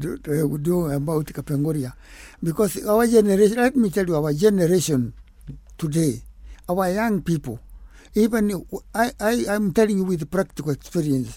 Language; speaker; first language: English; non-native, local second language; Kikuyu